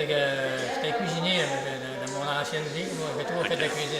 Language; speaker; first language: French; native; French